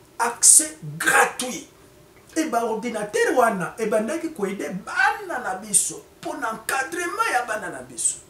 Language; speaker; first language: Lingala; non-native, local second language; Swahili